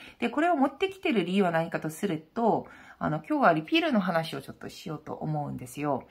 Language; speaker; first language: Japanese; non-native, fluent; Korean